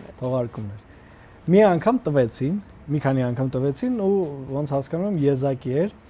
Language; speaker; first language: Armenian; native; Armenian